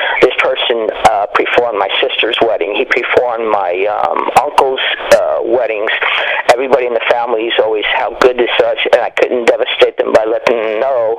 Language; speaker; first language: English; early bilingual, other home language; Greek